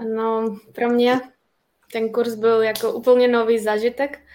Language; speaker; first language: Czech; non-native, learner; Ukrainian